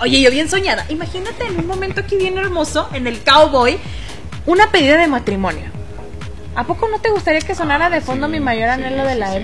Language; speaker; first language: Spanish; native; Spanish